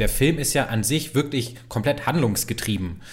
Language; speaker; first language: German; native; German